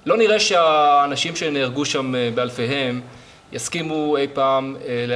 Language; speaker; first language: Hebrew; native; Hebrew